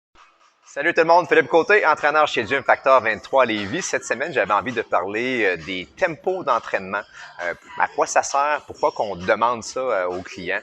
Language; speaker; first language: French; native; French